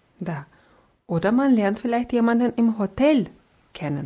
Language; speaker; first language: German; non-native, fluent; Russian